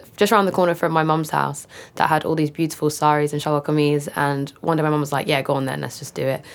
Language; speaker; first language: English; native; English